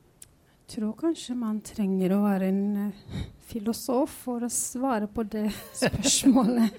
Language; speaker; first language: Norwegian; non-native, fluent; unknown